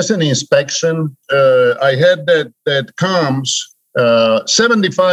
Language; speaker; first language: English; non-native, fluent; Polish